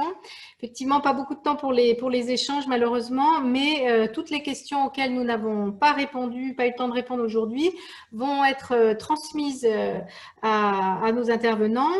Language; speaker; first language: French; native; French